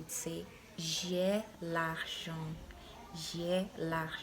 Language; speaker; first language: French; non-native, fluent; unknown